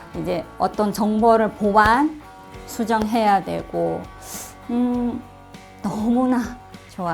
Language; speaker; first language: Korean; non-native, fluent; Russian